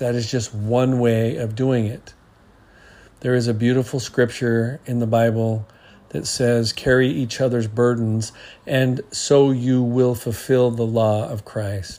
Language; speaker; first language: English; native; English